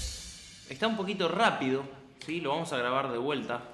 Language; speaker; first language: Spanish; native; Spanish